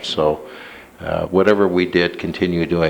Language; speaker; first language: English; native; English